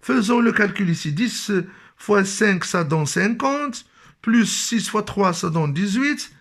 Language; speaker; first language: French; non-native, local second language; Arabic